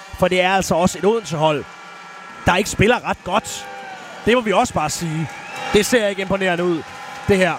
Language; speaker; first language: Danish; native; Danish